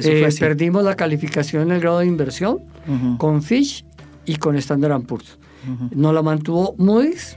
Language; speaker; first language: Spanish; native; Spanish